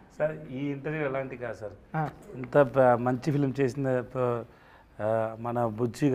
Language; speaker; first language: Telugu; non-native, learner; Tamil